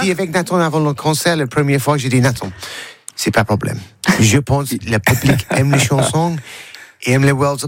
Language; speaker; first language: French; non-native, learner; English